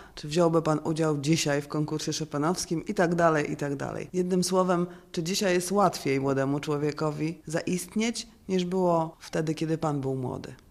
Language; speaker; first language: Polish; native; Polish